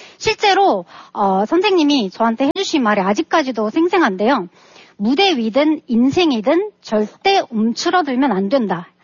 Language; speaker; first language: Korean; non-native, fluent; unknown